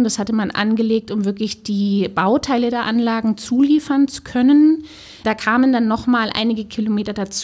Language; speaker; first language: German; native; German